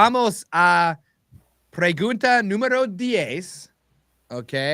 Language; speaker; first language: Spanish; non-native, learner; English